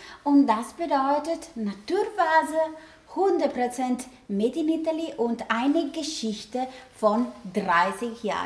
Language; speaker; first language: German; non-native, learner; Italian